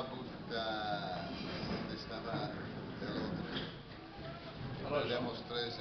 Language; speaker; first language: Spanish; non-native, fluent; English